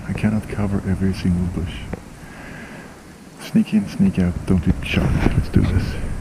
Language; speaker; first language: English; non-native, fluent; Swedish